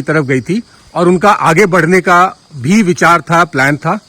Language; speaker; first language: Hindi; native; Hindi